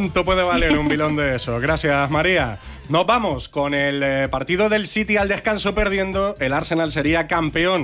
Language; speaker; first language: Spanish; native; Spanish